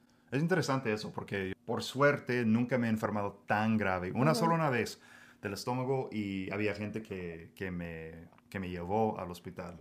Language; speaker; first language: Spanish; non-native, fluent; English